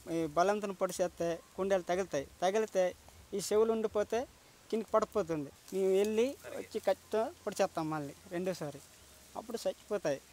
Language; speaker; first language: Telugu; non-native, local second language; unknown